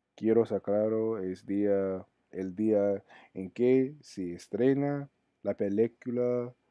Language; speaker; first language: Spanish; non-native, learner; English